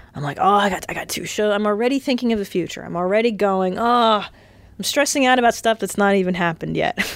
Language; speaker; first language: English; native; English